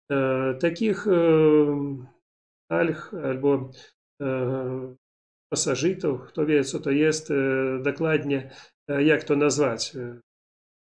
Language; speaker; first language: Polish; non-native, learner; Belarusian